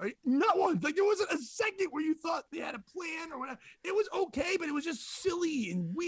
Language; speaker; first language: English; native; English